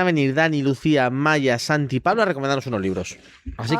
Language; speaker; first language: Spanish; native; Spanish